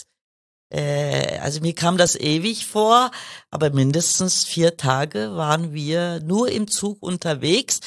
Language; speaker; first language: German; early bilingual, other home language; Kurdish